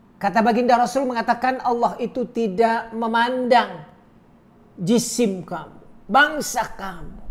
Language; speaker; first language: Indonesian; native; Indonesian